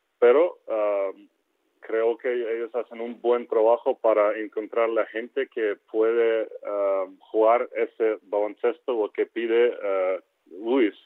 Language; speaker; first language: Spanish; non-native, learner; Ukrainian